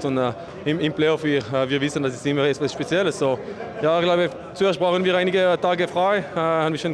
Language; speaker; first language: German; non-native, learner; French